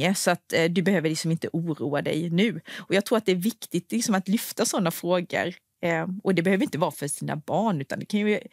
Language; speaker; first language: Swedish; native; Swedish